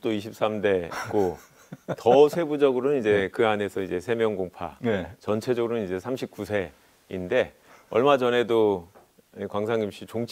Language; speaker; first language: Korean; native; Korean